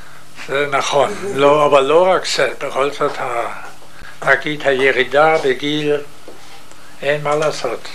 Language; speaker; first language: Hebrew; non-native, fluent; German